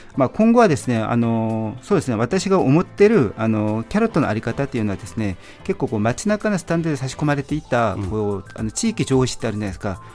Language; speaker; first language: Japanese; non-native, fluent; Korean